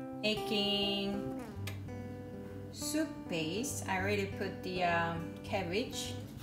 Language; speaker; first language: English; non-native, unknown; Korean